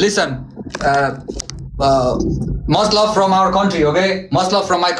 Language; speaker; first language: English; non-native, learner; Nepali